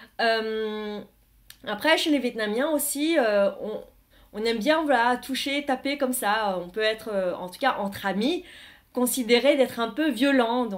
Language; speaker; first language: French; non-native, fluent; Vietnamese